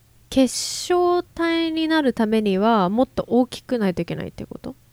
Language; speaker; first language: Japanese; native; Japanese